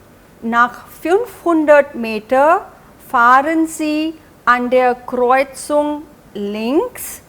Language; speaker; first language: German; non-native, fluent; Hindi